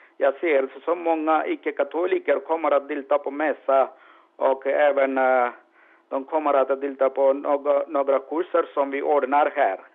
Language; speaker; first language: Swedish; non-native, learner; Malayalam